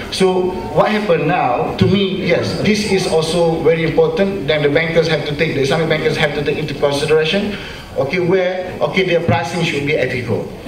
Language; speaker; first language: English; non-native, local second language; Malay